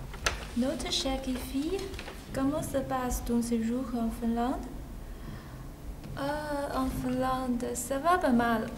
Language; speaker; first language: French; non-native, learner; Chinese